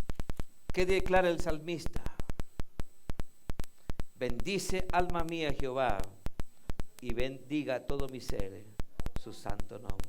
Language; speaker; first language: Spanish; native; Spanish